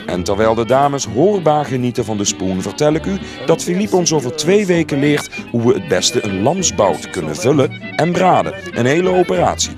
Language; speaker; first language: Dutch; native; Dutch